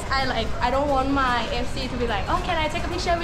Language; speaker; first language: English; non-native, learner; Thai